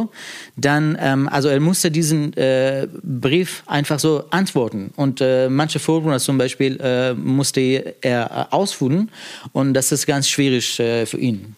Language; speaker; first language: German; non-native, fluent; Persian